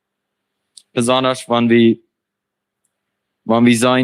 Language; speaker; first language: German; non-native, local second language; Plautdietsch